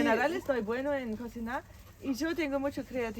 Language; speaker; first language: Spanish; non-native, fluent; German